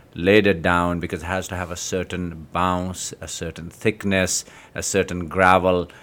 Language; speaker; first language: English; non-native, local second language; Kashmiri